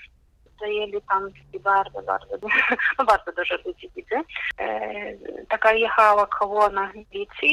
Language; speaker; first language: Polish; non-native, fluent; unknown